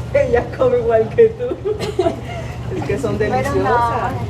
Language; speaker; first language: Spanish; native; Spanish